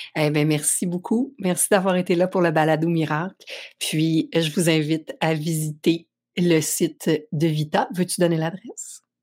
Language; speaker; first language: French; native; French